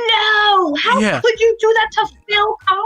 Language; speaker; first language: English; native; English